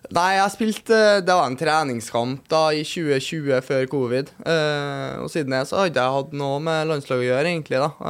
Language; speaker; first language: Norwegian; native; Norwegian